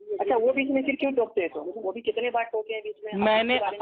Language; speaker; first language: Hindi; native; Hindi